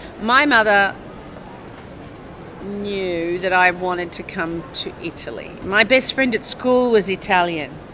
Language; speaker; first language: English; native; English